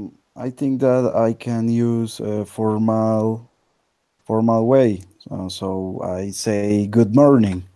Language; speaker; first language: English; non-native, learner; Spanish